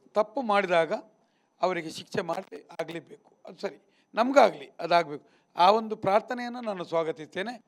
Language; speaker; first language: Kannada; non-native, local second language; Tulu